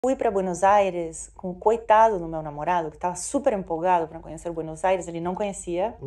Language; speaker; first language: Portuguese; non-native, fluent; Spanish